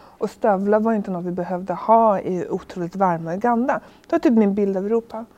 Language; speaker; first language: Swedish; early bilingual, other home language; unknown